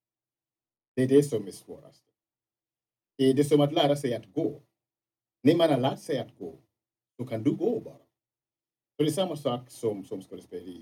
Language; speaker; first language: Swedish; non-native, fluent; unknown